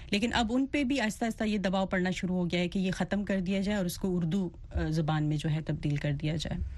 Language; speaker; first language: Urdu; non-native, local second language; Pashto